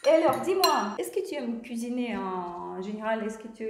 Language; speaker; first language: French; non-native, learner; Russian